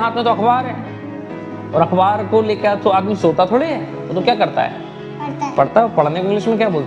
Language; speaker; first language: Hindi; native; Hindi